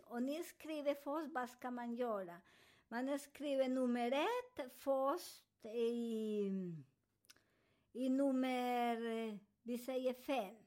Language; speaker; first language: Swedish; non-native, learner; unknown